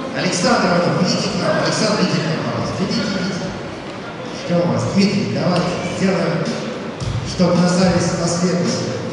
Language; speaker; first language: Russian; native; Russian